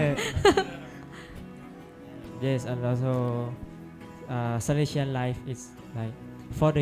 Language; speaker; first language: English; non-native, learner; Thai